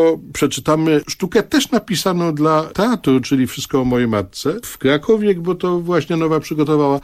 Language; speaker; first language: Polish; native; Polish